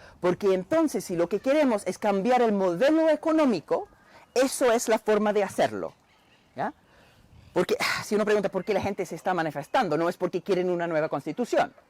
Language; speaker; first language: Spanish; non-native, fluent; English